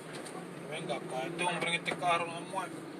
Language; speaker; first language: Spanish; native; Spanish